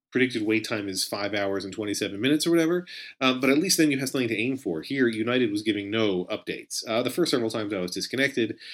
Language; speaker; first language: English; native; English